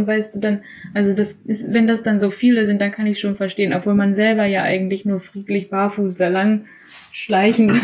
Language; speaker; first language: German; native; German